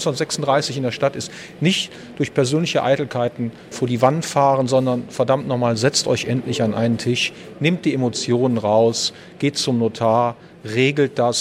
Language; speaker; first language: German; native; German